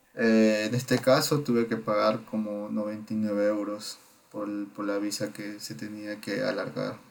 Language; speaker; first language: Spanish; native; Spanish